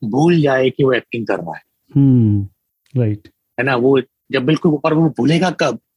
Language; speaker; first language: Hindi; native; Hindi